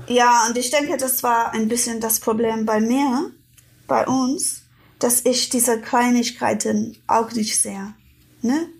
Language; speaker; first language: German; non-native, fluent; English